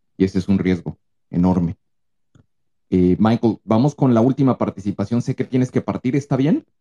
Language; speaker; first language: Spanish; native; Spanish